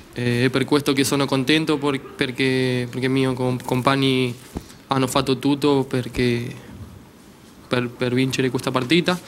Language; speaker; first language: Italian; non-native, learner; Spanish